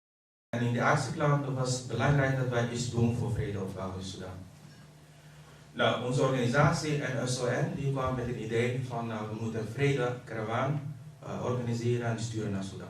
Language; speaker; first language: Dutch; non-native, fluent; Arabic